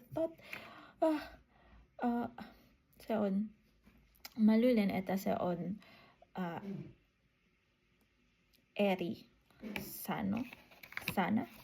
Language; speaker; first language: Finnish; non-native, learner; Filipino